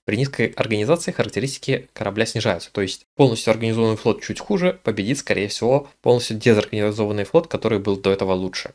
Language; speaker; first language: Russian; native; Russian